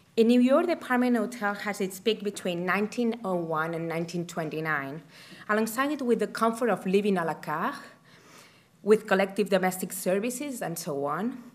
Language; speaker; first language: English; non-native, fluent; Spanish